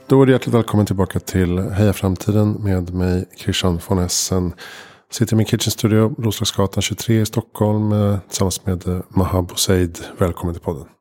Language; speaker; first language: Swedish; native; Swedish